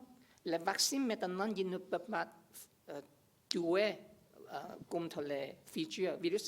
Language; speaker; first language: French; non-native, learner; English